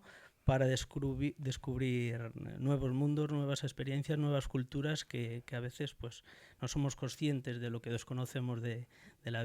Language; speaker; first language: Spanish; native; Spanish